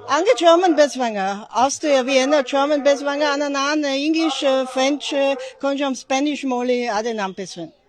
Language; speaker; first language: Tamil; non-native, learner; German